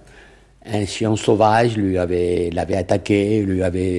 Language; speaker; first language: French; non-native, fluent; Catalan